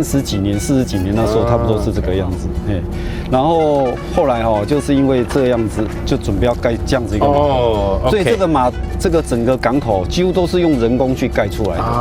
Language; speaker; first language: Chinese; native; Chinese